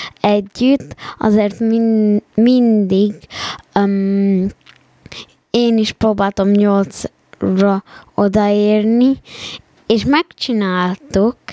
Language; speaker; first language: Hungarian; early bilingual, heritage; Hungarian